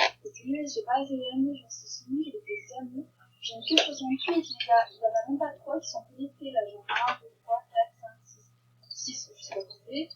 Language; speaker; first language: French; native; French